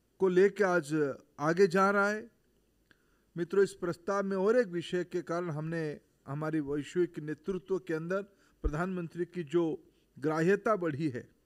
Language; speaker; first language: Hindi; non-native, local second language; Odia